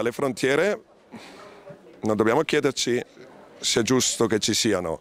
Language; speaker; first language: Italian; native; Italian